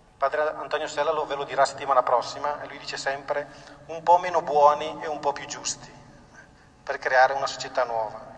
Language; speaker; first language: Italian; native; Italian